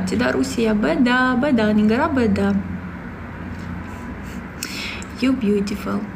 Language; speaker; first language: Indonesian; non-native, learner; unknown